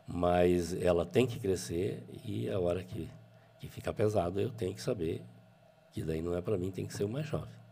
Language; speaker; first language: Portuguese; native; Portuguese